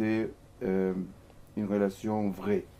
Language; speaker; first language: French; non-native, fluent; Arabic